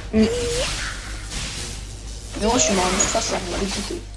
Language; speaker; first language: French; native; French